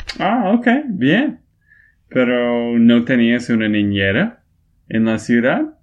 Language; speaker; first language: Spanish; non-native, fluent; English